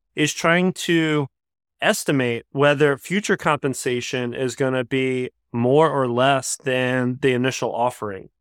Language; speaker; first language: English; native; English